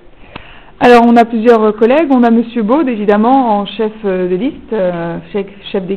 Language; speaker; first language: French; native; French